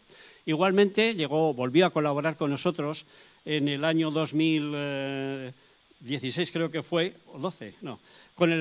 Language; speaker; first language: Spanish; native; Spanish